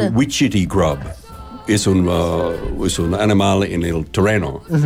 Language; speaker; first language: Spanish; non-native, learner; English